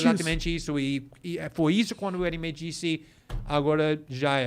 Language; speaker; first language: Portuguese; non-native, fluent; English